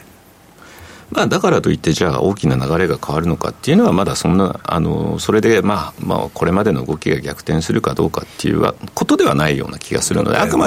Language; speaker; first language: Japanese; native; Japanese